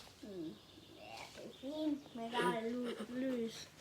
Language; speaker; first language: Danish; native; Danish